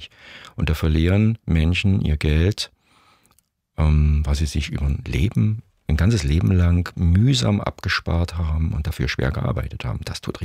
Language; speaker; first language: German; native; German